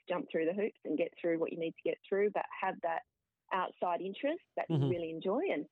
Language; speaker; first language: English; native; English